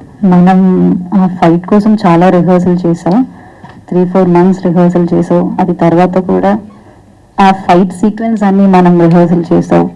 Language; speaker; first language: Telugu; non-native, learner; Malayalam